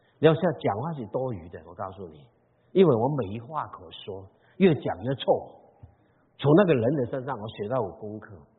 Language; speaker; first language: Chinese; non-native, local second language; Cantonese